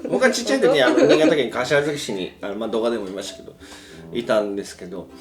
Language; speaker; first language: Japanese; native; Japanese